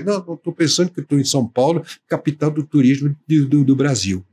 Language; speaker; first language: Portuguese; non-native, fluent; French